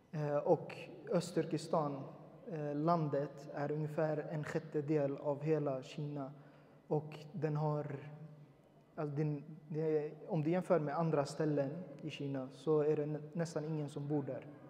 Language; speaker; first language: Swedish; early bilingual, other home language; Uyghur